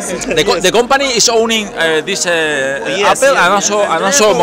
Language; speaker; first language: English; non-native, learner; Spanish